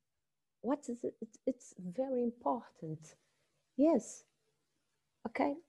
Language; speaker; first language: English; non-native, learner; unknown